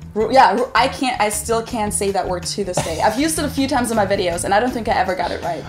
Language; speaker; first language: English; non-native, fluent; German